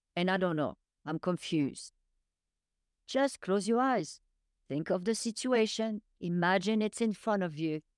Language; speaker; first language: English; non-native, fluent; French